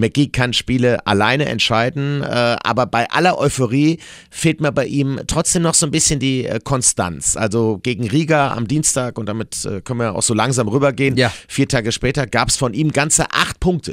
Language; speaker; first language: German; native; German